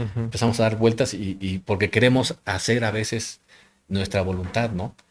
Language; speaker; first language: Spanish; native; Spanish